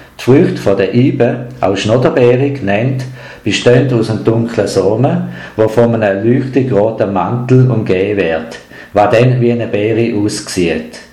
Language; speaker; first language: German; native; German